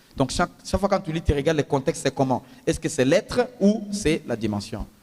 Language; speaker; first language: French; non-native, local second language; Swahili